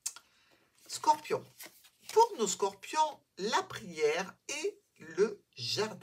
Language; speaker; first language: French; native; French